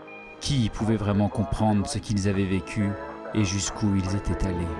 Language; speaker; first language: French; native; French